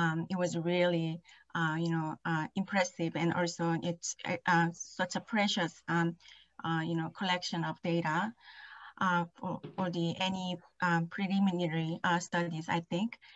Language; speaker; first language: English; non-native, fluent; Korean